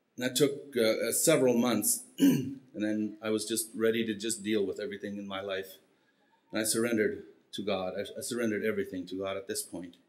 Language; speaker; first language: English; early bilingual, heritage; Spanish